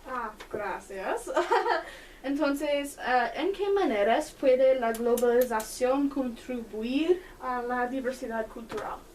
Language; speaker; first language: Spanish; non-native, learner; English